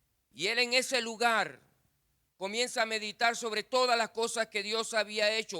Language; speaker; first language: Spanish; native; Spanish